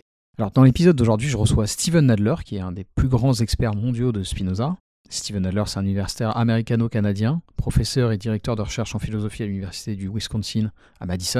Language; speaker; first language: French; native; French